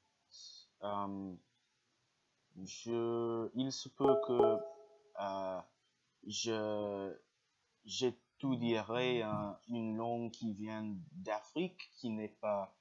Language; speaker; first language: French; non-native, learner; English